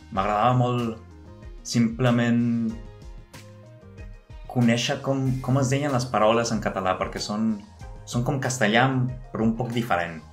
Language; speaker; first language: Catalan; non-native, learner; Spanish